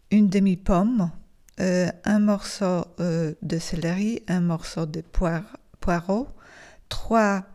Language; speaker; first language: French; non-native, fluent; Polish